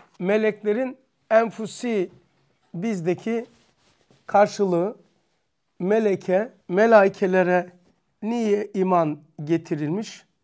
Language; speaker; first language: Turkish; native; Turkish